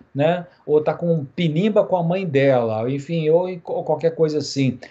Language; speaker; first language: Portuguese; native; Portuguese